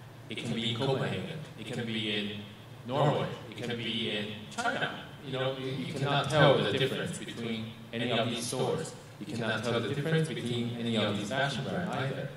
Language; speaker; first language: English; non-native, fluent; Chinese